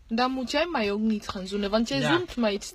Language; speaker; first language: Dutch; early bilingual, other home language; Lingala